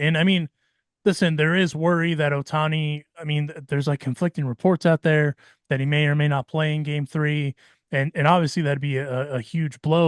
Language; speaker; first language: English; native; English